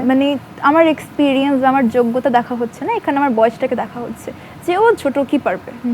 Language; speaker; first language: Bangla; early bilingual, other home language; Urdu